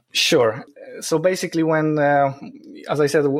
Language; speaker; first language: English; non-native, fluent; Polish